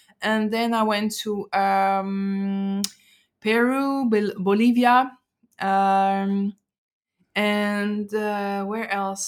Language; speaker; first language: English; non-native, fluent; French